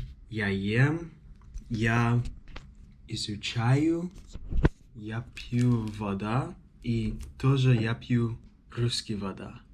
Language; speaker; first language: Russian; non-native, learner; English